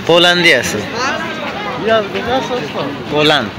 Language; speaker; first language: English; non-native, fluent; Persian